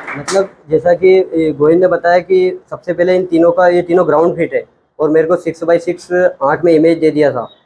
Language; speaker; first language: Hindi; native; Hindi